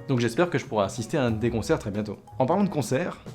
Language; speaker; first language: French; native; French